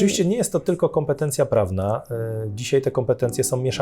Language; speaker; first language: Polish; native; Polish